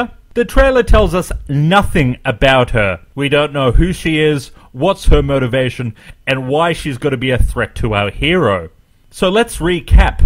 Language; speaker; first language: English; native; English